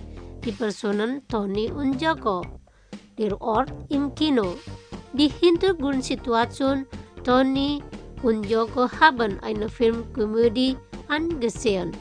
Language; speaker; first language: German; non-native, fluent; Indonesian